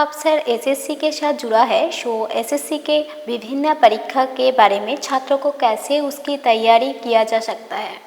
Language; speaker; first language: Hindi; non-native, local second language; Bangla